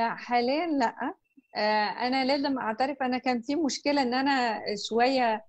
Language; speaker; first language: Arabic; native; Arabic